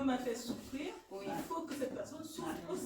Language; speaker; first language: French; native; French